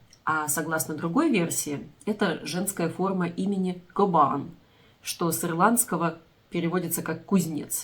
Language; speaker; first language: Russian; native; Russian